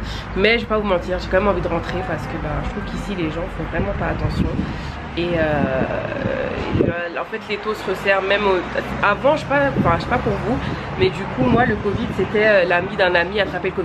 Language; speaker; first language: French; native; French